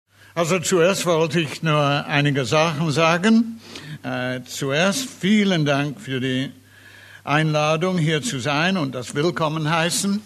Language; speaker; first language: German; non-native, fluent; English